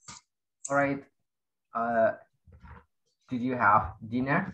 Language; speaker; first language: English; non-native, fluent; Vietnamese